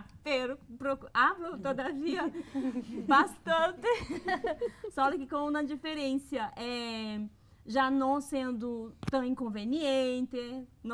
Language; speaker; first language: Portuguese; non-native, learner; Spanish